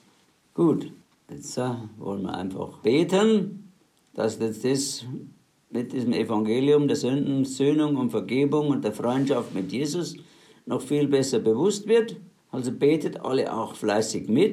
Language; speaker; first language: German; native; German